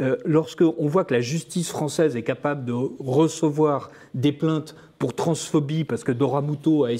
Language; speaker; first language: French; native; French